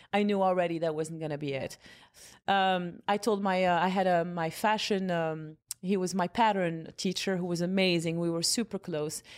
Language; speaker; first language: English; non-native, fluent; Arabic